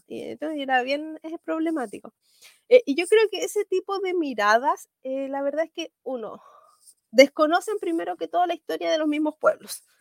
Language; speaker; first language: Spanish; native; Spanish